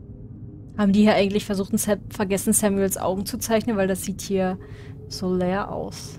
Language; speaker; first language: German; native; German